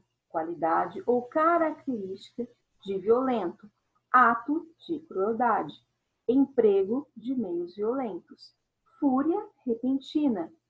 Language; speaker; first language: Portuguese; native; Portuguese